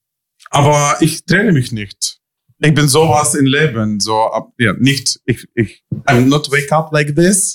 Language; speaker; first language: German; non-native, fluent; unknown